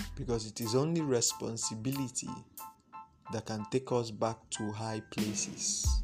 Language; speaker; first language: English; non-native, local second language; Igbo